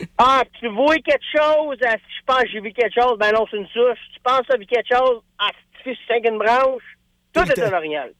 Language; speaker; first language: French; native; French